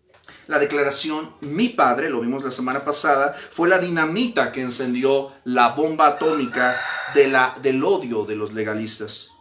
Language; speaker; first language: Spanish; native; Spanish